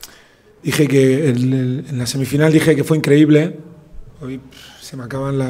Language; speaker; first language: Spanish; native; Spanish